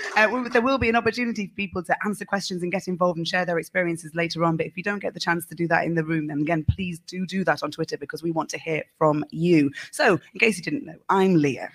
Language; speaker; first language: English; native; English